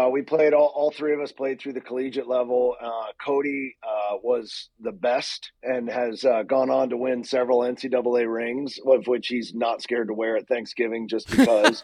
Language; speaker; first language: English; native; English